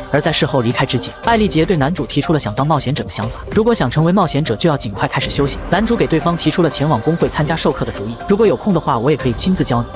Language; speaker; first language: Chinese; native; Chinese